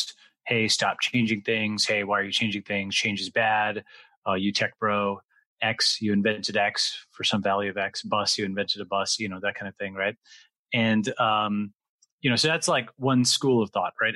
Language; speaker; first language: English; native; English